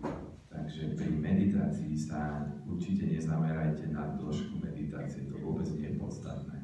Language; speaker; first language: Slovak; native; Slovak